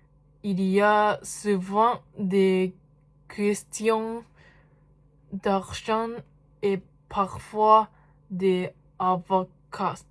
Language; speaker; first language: French; non-native, learner; Japanese